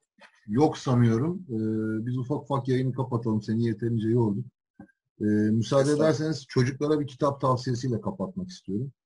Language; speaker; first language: Turkish; native; Turkish